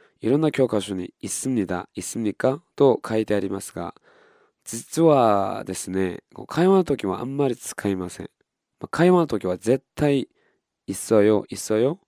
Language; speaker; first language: Japanese; non-native, fluent; Korean